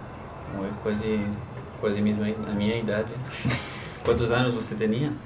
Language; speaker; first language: Portuguese; non-native, fluent; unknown